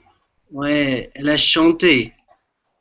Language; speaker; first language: French; non-native, learner; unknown